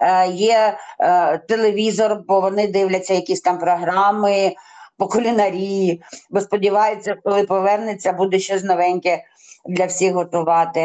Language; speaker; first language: Ukrainian; non-native, local second language; Russian